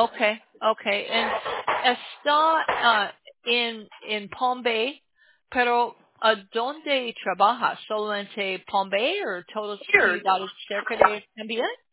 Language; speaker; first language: Spanish; non-native, learner; English